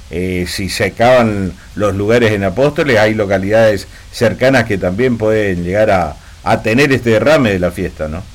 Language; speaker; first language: Spanish; native; Spanish